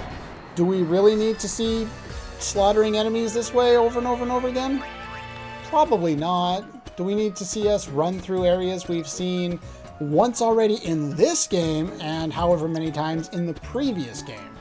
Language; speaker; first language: English; native; English